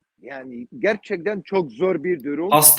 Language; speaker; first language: Turkish; non-native, learner; Kurdish